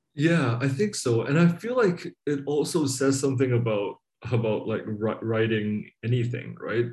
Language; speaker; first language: English; non-native, local second language; Cantonese